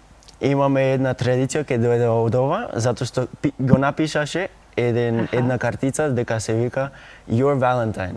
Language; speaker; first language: Macedonian; non-native, learner; English